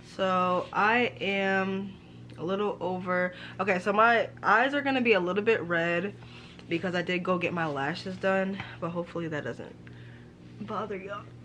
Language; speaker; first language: English; native; English